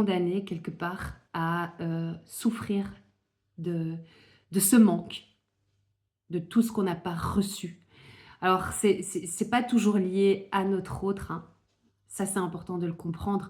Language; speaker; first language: French; native; French